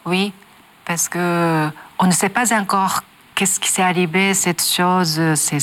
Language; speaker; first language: French; non-native, learner; Japanese